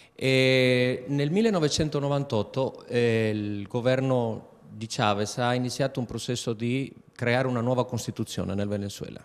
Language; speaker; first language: Italian; early bilingual, heritage; Spanish